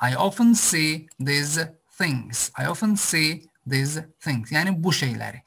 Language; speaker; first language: English; non-native, fluent; Azerbaijani